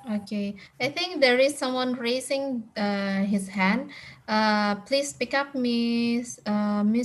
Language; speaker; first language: English; non-native, fluent; Indonesian